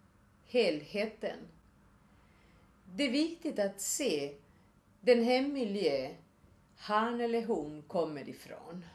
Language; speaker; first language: Swedish; non-native, fluent; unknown